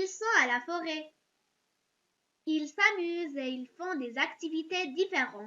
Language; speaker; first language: French; non-native, local second language; Arabic